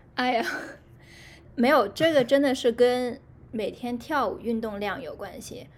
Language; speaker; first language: Chinese; non-native, local second language; Cantonese